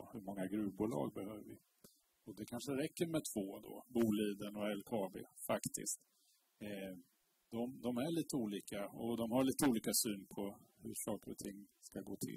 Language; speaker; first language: Swedish; native; Swedish